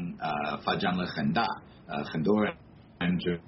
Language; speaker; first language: Chinese; non-native, fluent; English